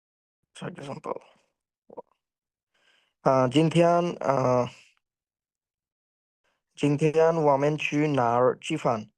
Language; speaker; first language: Chinese; non-native, learner; Bangla